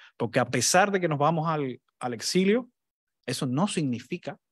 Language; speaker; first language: Spanish; native; Spanish